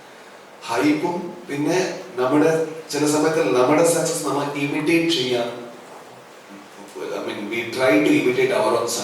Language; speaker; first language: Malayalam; non-native, learner; Kannada